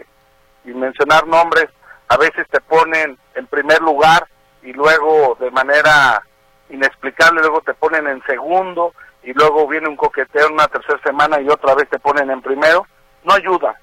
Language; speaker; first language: Spanish; native; Spanish